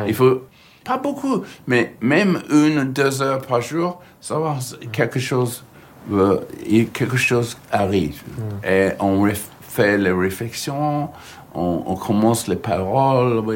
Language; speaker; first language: French; non-native, learner; English